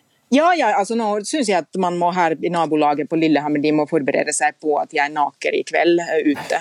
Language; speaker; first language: Norwegian; non-native, fluent; Finnish